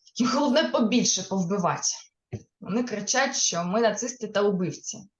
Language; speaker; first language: Ukrainian; non-native, local second language; Russian